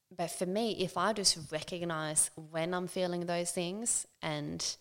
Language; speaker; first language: English; non-native, fluent; Swedish